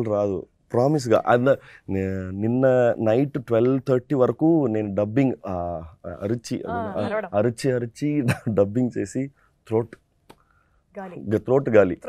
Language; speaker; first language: Telugu; non-native, local second language; Tamil